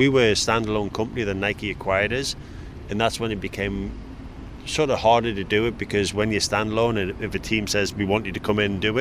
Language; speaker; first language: English; native; English